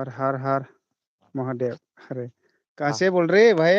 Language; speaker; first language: Hindi; non-native, local second language; Bodo